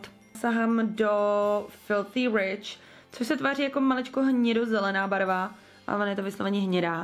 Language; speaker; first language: Czech; native; Czech